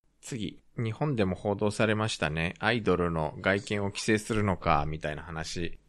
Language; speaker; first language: Japanese; native; Japanese